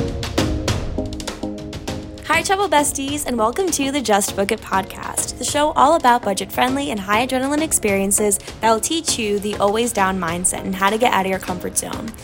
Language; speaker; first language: English; native; English